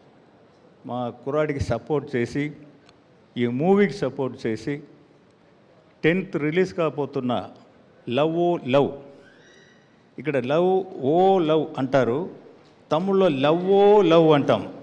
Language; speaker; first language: Telugu; non-native, learner; Tamil